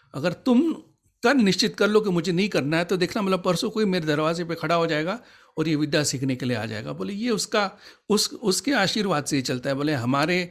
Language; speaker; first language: Hindi; native; Hindi